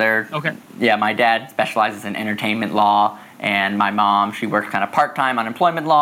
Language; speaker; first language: English; native; English